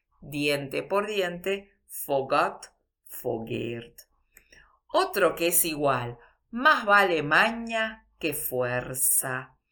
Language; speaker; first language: Spanish; early bilingual, heritage; Spanish